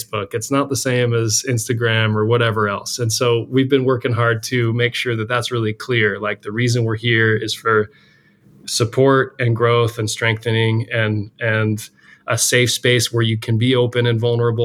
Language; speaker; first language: English; native; English